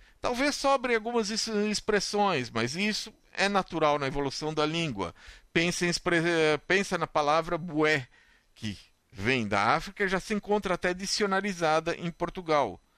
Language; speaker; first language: Portuguese; native; Portuguese